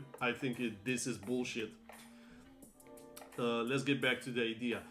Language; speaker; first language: English; non-native, fluent; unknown